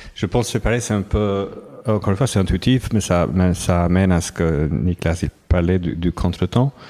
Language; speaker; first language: French; non-native, fluent; Albanian